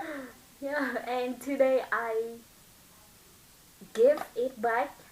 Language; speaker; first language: English; non-native, learner; Vietnamese